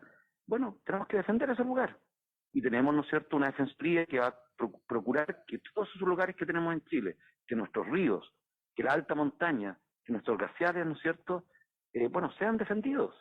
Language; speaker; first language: Spanish; native; Spanish